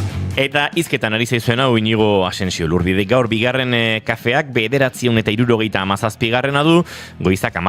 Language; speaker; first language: Basque; native; Basque